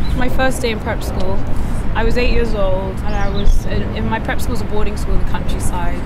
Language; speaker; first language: English; native; English